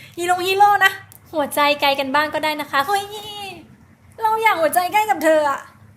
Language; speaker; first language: Thai; native; Thai